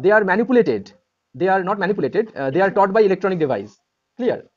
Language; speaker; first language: English; non-native, local second language; Bangla